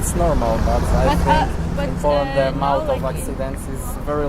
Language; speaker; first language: English; non-native, learner; Polish